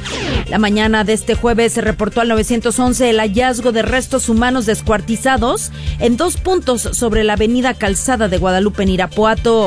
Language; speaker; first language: Spanish; native; Spanish